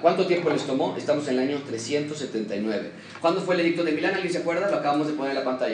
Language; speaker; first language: Spanish; native; Spanish